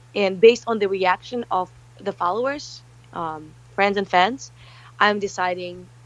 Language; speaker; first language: English; early bilingual, other home language; Russian